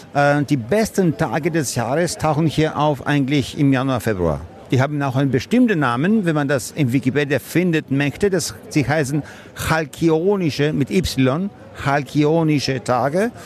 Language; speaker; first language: German; non-native, fluent; Greek